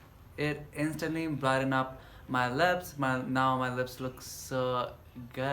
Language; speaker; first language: English; non-native, local second language; Nepali